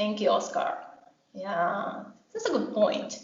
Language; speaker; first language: English; non-native, fluent; Japanese